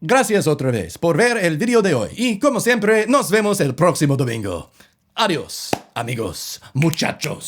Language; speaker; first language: Spanish; non-native, learner; English